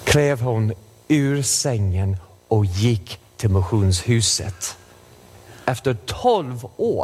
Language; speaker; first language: Swedish; non-native, fluent; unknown